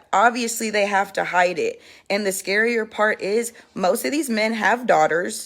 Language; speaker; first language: English; native; English